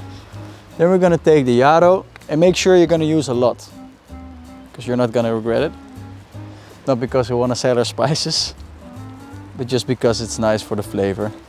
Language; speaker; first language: English; non-native, fluent; Dutch